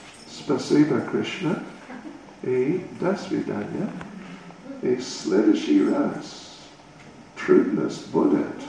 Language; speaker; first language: Russian; non-native, learner; English